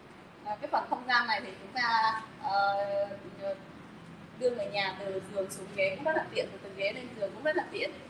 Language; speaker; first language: Vietnamese; native; Vietnamese